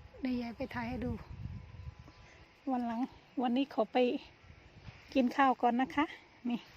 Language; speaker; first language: Thai; native; Thai